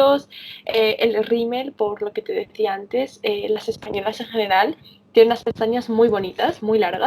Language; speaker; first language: Spanish; early bilingual, other home language; Romanian